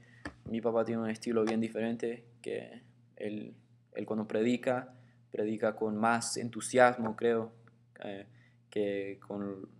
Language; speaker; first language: Spanish; early bilingual, heritage; Spanish